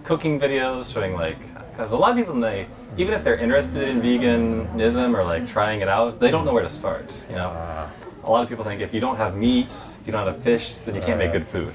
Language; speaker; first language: English; native; English